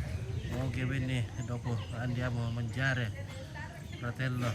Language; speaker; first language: Italian; non-native, learner; Indonesian